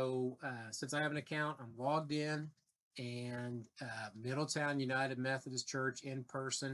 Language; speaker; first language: English; native; English